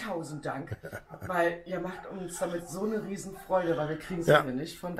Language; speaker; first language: German; native; German